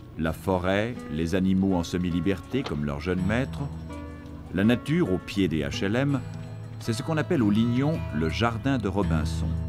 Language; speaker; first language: French; native; French